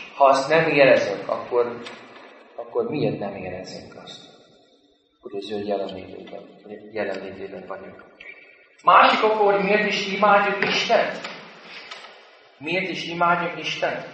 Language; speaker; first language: Hungarian; non-native, fluent; English